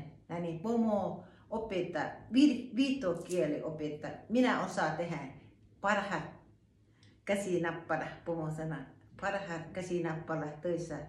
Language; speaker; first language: Finnish; non-native, learner; Thai